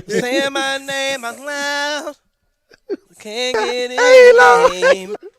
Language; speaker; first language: English; native; English